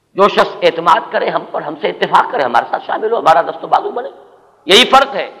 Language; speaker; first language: Urdu; native; Urdu